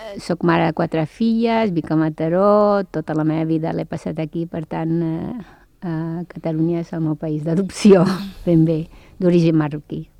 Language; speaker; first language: Catalan; early bilingual, other home language; Arabic